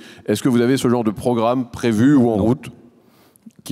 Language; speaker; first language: French; native; French